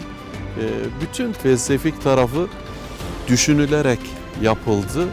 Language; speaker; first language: Turkish; native; Turkish